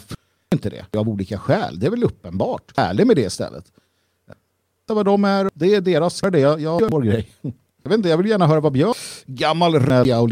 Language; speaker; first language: Swedish; native; Swedish